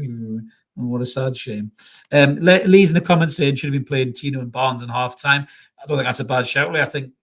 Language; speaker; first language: English; native; English